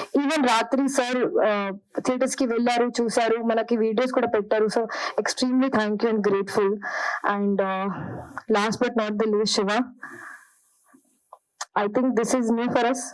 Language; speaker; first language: Telugu; non-native, learner; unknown